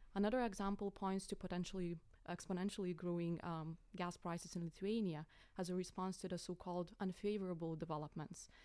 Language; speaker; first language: English; non-native, fluent; Lithuanian